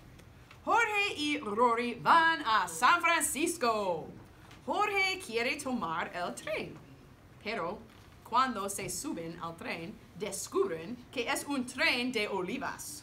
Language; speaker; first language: Spanish; non-native, learner; English